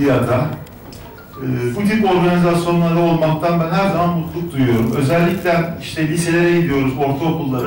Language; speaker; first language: Turkish; native; Turkish